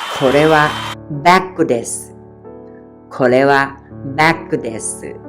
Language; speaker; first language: Japanese; non-native, fluent; Thai